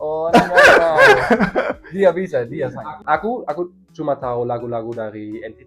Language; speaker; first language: Indonesian; non-native, learner; German